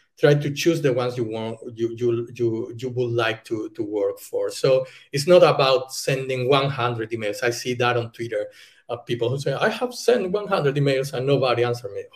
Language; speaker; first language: English; non-native, fluent; Spanish